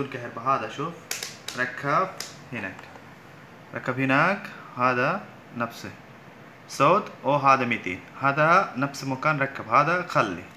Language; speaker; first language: Arabic; non-native, learner; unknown